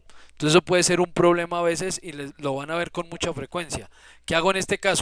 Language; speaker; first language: Spanish; native; Spanish